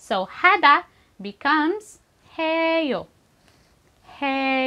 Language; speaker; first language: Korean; non-native, fluent; Filipino